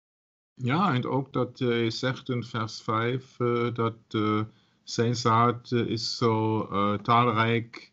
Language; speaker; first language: Dutch; non-native, learner; German